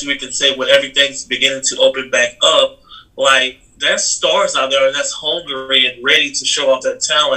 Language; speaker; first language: English; native; English